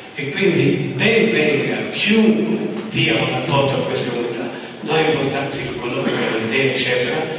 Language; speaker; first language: Italian; early bilingual, other home language; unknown